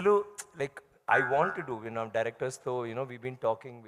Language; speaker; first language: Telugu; non-native, learner; Tamil